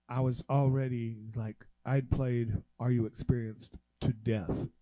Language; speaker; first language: English; native; English